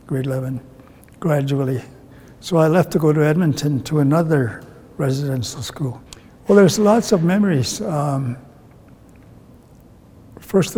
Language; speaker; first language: English; non-native, fluent; Cree